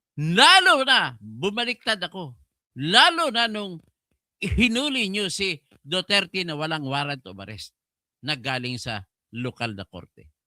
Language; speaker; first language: Filipino; non-native, local second language; Cebuano